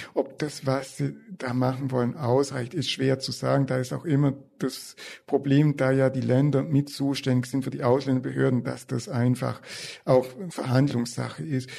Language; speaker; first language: German; native; German